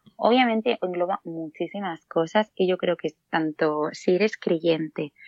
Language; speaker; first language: Spanish; native; Spanish